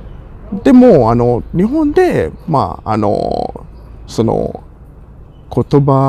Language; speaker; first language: Japanese; non-native, fluent; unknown